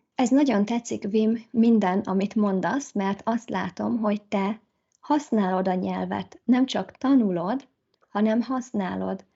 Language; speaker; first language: Hungarian; native; Hungarian